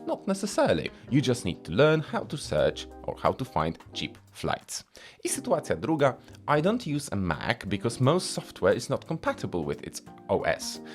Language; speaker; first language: English; non-native, fluent; Polish